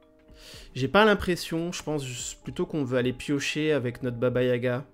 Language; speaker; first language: French; native; French